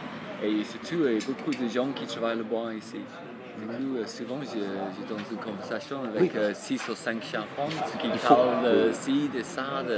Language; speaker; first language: French; non-native, fluent; English